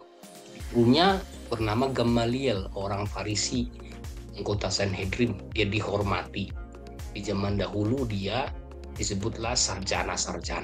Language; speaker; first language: Indonesian; native; Indonesian